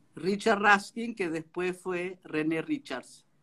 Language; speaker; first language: Spanish; non-native, local second language; German